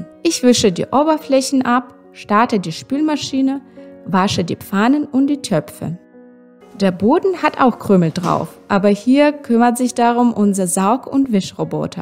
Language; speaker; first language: German; non-native, fluent; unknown